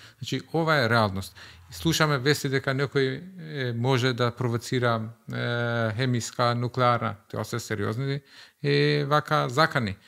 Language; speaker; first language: Macedonian; non-native, local second language; Albanian